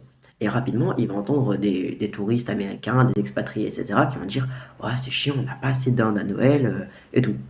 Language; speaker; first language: French; native; French